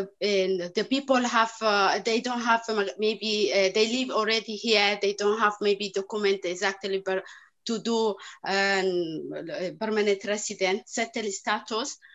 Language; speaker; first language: English; non-native, learner; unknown